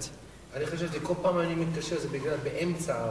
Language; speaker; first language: Hebrew; non-native, learner; English